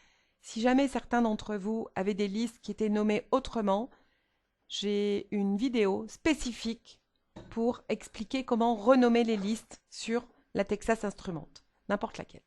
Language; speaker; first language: French; native; French